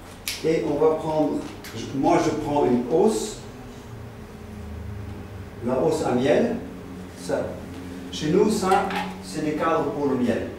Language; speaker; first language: French; non-native, fluent; Dutch